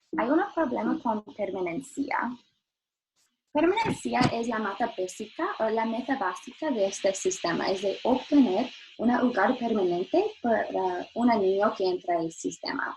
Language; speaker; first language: Spanish; non-native, learner; English